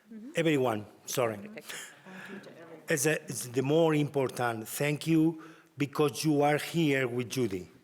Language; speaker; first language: English; non-native, learner; Spanish